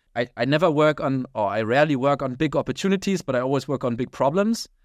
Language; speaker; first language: English; non-native, fluent; German